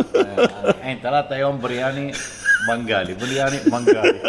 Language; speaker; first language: Arabic; non-native, learner; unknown